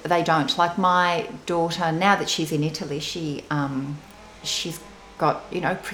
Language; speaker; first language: English; non-native, local second language; Venetian